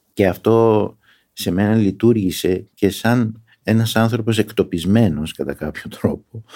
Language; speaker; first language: Greek; early bilingual, other home language; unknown